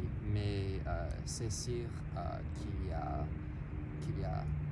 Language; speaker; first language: French; non-native, learner; English